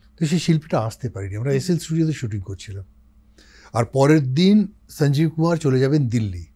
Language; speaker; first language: Bangla; non-native, local second language; Rajasthani